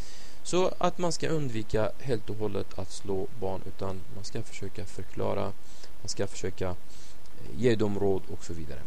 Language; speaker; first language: Swedish; non-native, fluent; Arabic